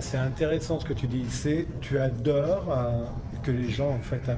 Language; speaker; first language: French; native; French